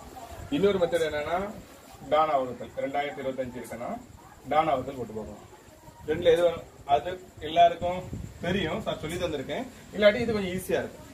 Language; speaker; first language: Tamil; native; Tamil